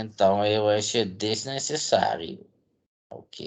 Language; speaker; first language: Portuguese; non-native, fluent; Dutch